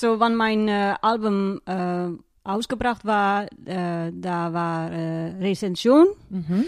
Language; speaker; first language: German; non-native, learner; Dutch